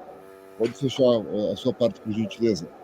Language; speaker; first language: Portuguese; native; Portuguese